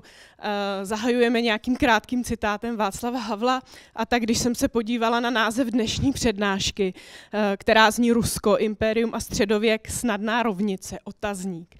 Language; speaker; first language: Czech; native; Czech